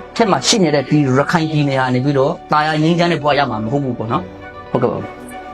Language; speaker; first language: Burmese; non-native, local second language; Rohingya